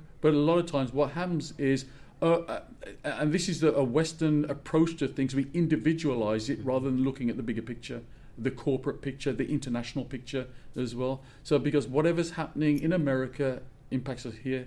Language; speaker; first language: English; native; English